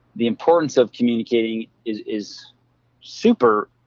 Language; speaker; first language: English; native; English